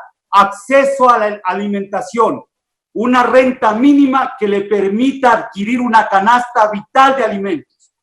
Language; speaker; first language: Spanish; native; Spanish